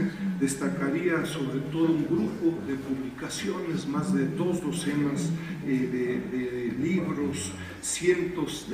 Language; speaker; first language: Spanish; native; Spanish